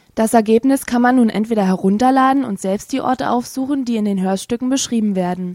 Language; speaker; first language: German; native; German